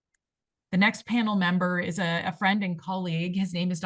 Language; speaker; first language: English; native; English